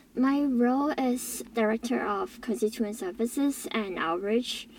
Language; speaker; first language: English; non-native, local second language; Cantonese